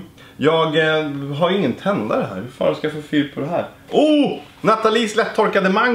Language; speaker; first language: Swedish; native; Swedish